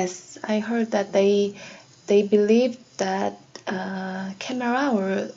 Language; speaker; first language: English; non-native, learner; Korean